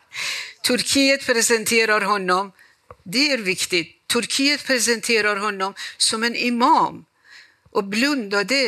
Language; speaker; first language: Swedish; non-native, fluent; Persian